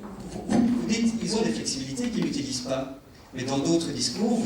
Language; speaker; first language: French; native; French